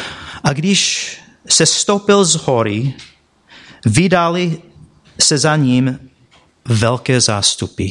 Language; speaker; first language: Czech; non-native, fluent; English